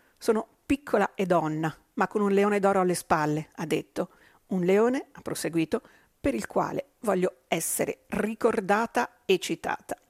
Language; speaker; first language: Italian; native; Italian